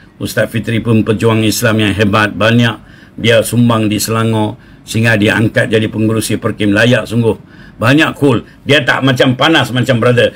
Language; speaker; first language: Malay; non-native, local second language; Tamil